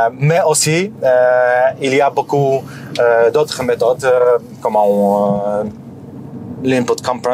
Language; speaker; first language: French; non-native, learner; Polish